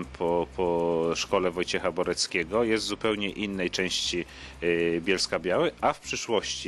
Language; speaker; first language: Polish; native; Polish